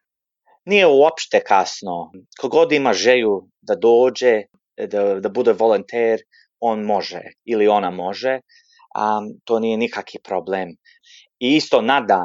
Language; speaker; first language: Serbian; early bilingual, heritage; Serbian